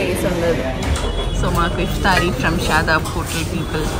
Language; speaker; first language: Telugu; non-native, local second language; Urdu